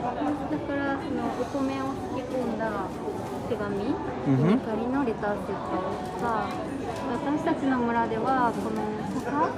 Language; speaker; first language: Japanese; native; Japanese